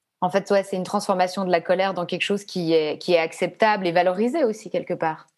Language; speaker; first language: French; native; French